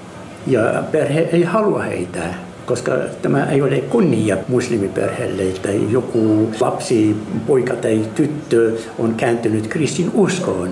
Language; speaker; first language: Finnish; non-native, fluent; Arabic